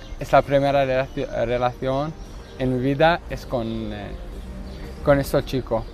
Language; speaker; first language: Spanish; non-native, learner; Arabic